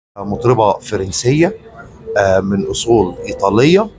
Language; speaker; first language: Arabic; native; Arabic